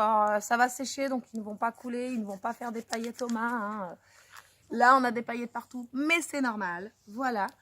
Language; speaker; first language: French; native; French